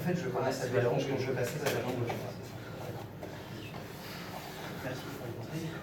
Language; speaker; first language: French; native; French